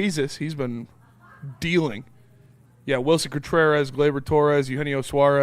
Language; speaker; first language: English; native; English